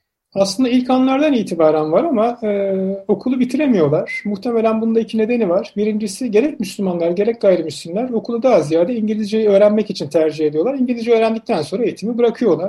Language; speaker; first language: Turkish; native; Turkish